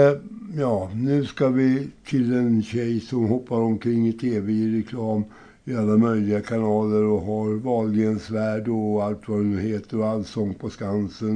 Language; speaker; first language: Swedish; native; Swedish